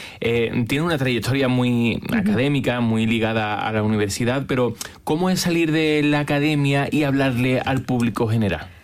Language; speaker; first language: Spanish; native; Spanish